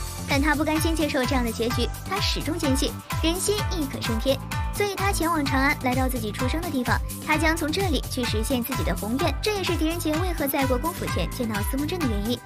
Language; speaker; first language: Chinese; native; Chinese